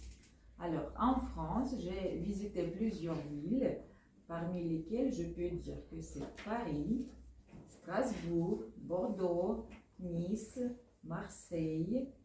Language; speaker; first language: French; non-native, fluent; Russian